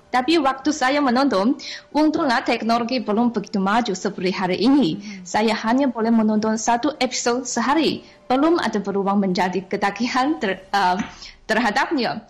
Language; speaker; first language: Malay; non-native, fluent; Chinese